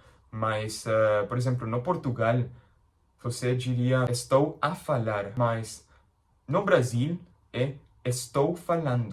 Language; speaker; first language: Portuguese; non-native, learner; English